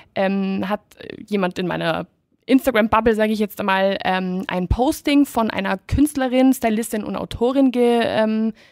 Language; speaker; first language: German; non-native, fluent; Spanish